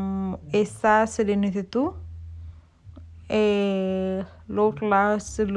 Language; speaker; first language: French; non-native, learner; Soninke